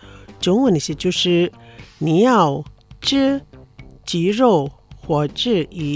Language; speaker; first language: Chinese; non-native, fluent; Indonesian